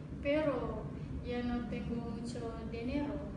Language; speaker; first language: Spanish; non-native, learner; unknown